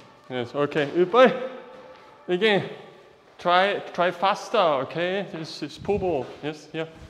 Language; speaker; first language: English; non-native, fluent; German